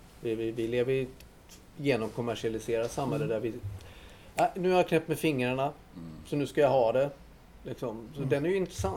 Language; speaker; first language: Swedish; native; Swedish